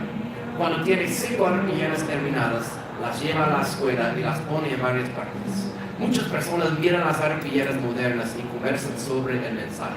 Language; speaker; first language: Spanish; non-native, fluent; English